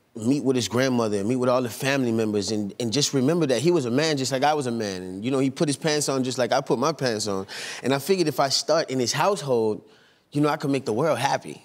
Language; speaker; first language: English; native; English